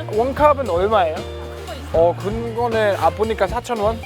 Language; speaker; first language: Korean; non-native, fluent; German